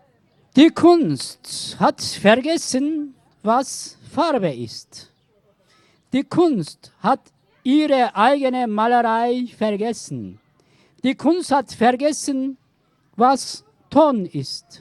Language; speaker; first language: German; non-native, learner; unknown